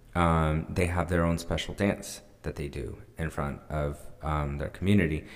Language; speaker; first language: English; early bilingual, other home language; Spanish